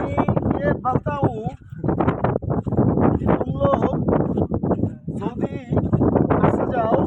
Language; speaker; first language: Hindi; non-native, learner; Bangla